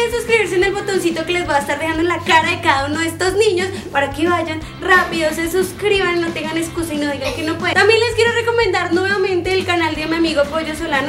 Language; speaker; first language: Spanish; native; Spanish